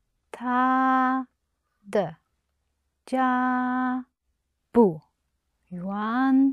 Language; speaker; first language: Chinese; non-native, learner; English